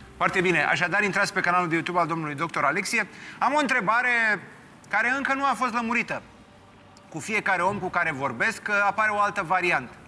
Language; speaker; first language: Romanian; native; Romanian